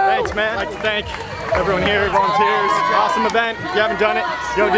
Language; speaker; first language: English; native; English